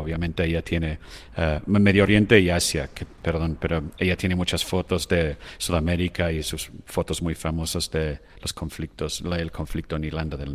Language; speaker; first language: Spanish; non-native, fluent; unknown